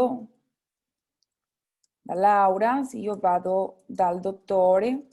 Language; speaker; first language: Italian; non-native, fluent; Spanish